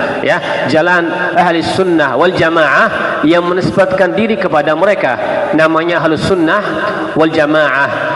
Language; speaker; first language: Indonesian; non-native, fluent; Arabic